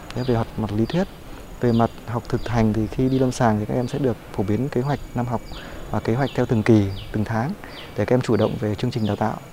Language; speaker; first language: Vietnamese; native; Vietnamese